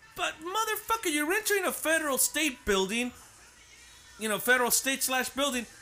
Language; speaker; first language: English; native; English